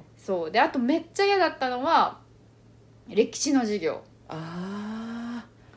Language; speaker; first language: Japanese; early bilingual, other home language; Chinese